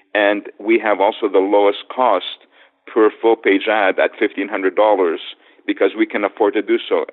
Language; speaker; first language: English; native; English